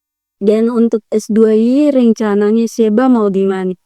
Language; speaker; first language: Indonesian; native; Indonesian